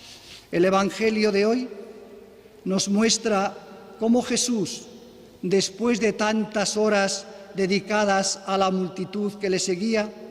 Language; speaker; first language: Spanish; native; Spanish